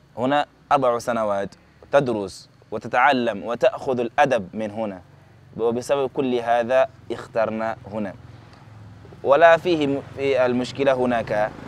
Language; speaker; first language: Arabic; non-native, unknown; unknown